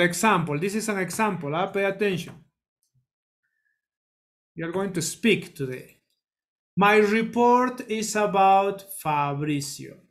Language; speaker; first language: English; non-native, learner; Spanish